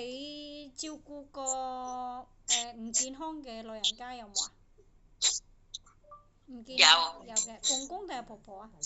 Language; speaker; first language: Cantonese; native; Cantonese